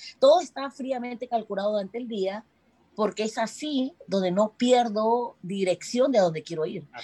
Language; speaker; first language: Spanish; native; Spanish